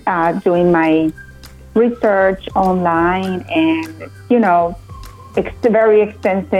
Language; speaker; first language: English; non-native, fluent; Spanish